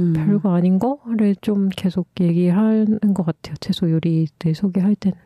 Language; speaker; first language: Korean; native; Korean